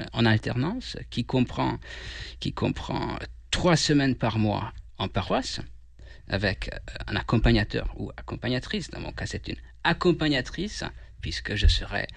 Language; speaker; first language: French; non-native, fluent; Hungarian